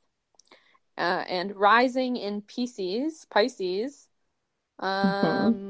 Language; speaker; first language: English; native; English